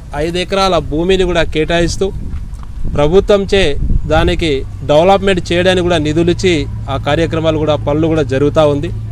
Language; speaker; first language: Telugu; non-native, local second language; Lambadi